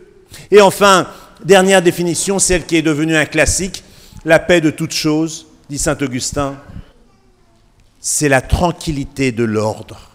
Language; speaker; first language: French; native; French